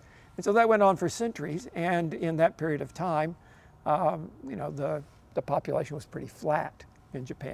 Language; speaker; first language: English; native; English